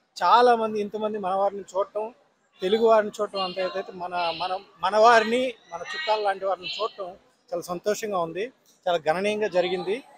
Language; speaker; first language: Telugu; native; Telugu